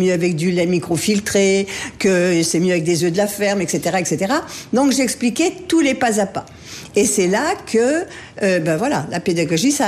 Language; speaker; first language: French; native; French